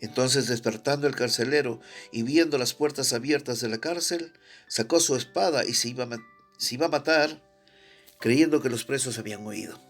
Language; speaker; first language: Spanish; native; Spanish